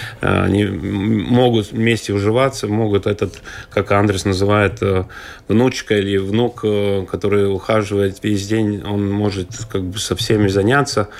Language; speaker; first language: Russian; non-native, local second language; Latvian